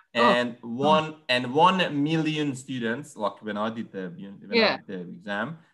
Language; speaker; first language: English; non-native, fluent; Persian